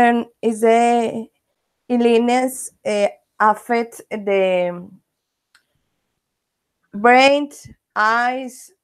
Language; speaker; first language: English; non-native, learner; Spanish